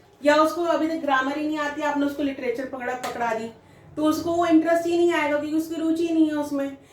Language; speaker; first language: Hindi; native; Hindi